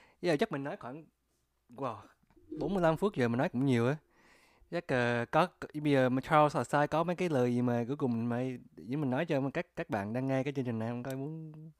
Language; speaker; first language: Vietnamese; early bilingual, heritage; Vietnamese